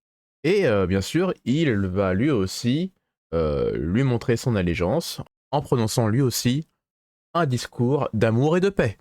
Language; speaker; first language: French; native; French